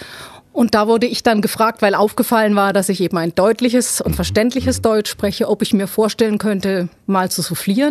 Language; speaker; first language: German; native; German